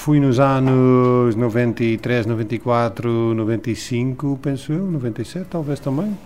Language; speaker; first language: Portuguese; non-native, learner; Dutch